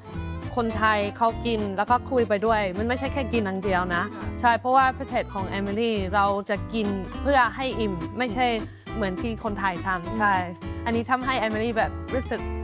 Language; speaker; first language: Thai; non-native, fluent; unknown